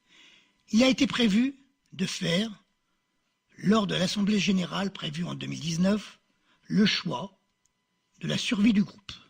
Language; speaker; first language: French; native; French